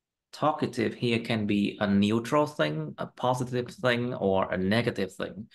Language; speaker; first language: English; non-native, fluent; Vietnamese